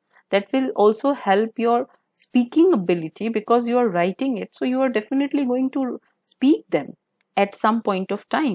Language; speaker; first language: English; non-native, local second language; Hindi